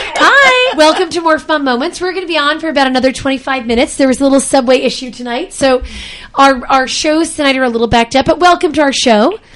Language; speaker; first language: English; native; English